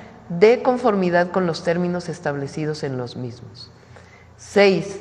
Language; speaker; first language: Spanish; native; Spanish